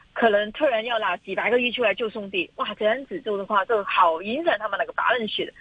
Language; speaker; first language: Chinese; non-native, local second language; Cantonese